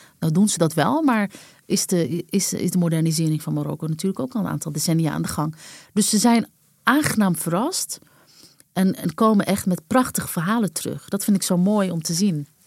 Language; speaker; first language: Dutch; early bilingual, other home language; Arabic